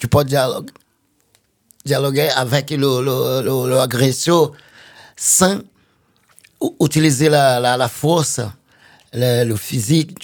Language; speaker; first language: French; non-native, fluent; Portuguese